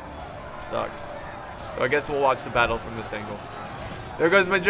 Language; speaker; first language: English; native; English